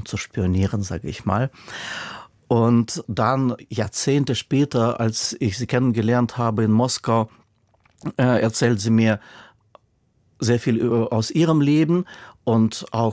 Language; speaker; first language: German; non-native, fluent; Russian